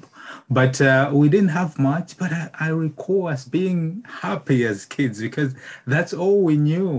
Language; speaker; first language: English; non-native, local second language; Nyanja